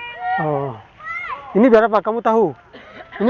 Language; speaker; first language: Indonesian; non-native, learner; Bangla